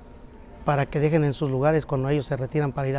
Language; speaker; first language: Spanish; native; Spanish